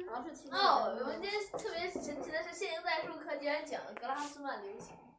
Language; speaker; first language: Chinese; native; Chinese